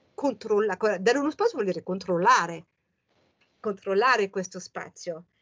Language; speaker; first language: Italian; non-native, fluent; French